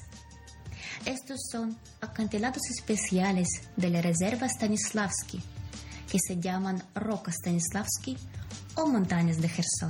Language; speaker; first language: Spanish; non-native, fluent; Ukrainian